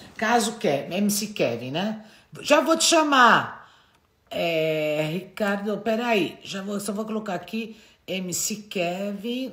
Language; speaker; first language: Portuguese; native; Portuguese